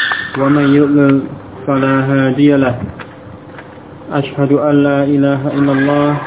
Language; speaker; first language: Arabic; non-native, fluent; Indonesian